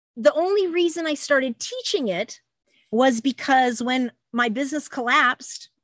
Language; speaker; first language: English; native; English